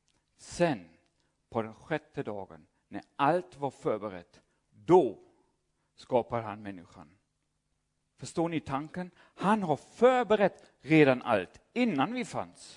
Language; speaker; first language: Swedish; non-native, fluent; German